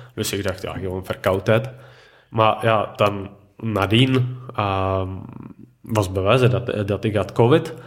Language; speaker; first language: Dutch; non-native, fluent; Czech